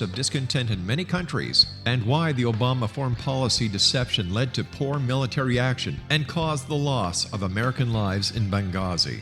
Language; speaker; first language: English; native; English